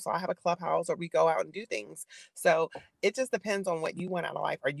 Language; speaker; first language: English; native; English